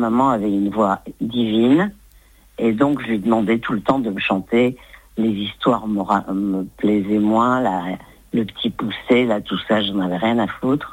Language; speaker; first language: French; native; French